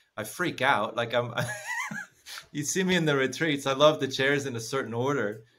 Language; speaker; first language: English; native; English